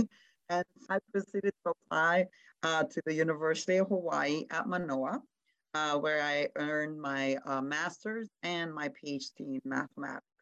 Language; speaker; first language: English; non-native, fluent; Hungarian